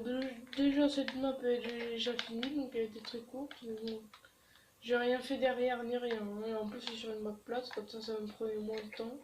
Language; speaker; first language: French; native; French